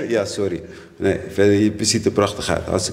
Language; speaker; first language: Dutch; native; Dutch